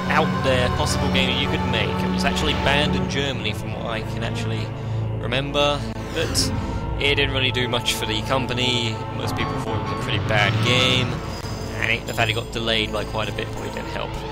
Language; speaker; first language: English; native; English